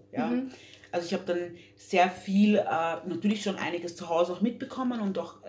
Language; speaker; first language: German; native; German